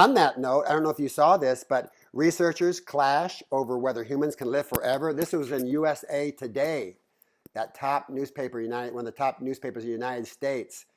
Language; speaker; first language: English; native; English